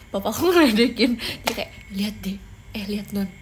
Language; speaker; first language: Indonesian; native; Indonesian